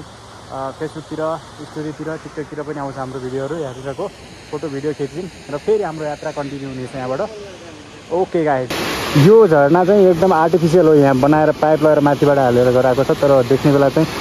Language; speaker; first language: Nepali; native; Nepali